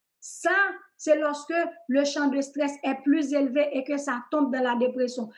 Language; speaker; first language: French; non-native, local second language; Haitian Creole